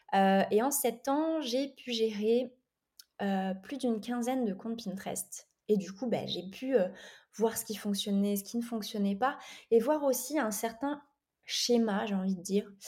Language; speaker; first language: French; native; French